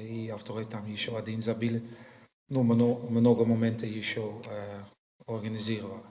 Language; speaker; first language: Russian; non-native, learner; Dutch